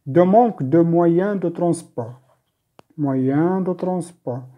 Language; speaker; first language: French; non-native, local second language; Arabic